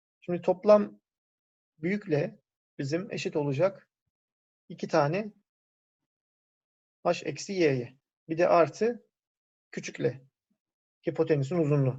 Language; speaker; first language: Turkish; native; Turkish